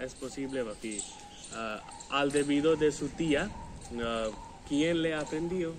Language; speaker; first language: Spanish; non-native, learner; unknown